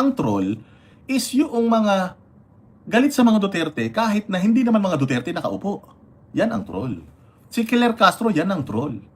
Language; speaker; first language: Filipino; non-native, local second language; Iloko